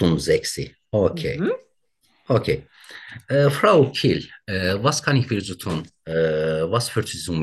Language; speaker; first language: German; non-native, learner; Turkish